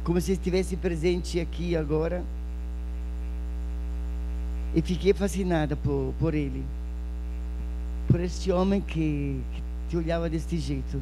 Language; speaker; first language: Portuguese; non-native, fluent; Italian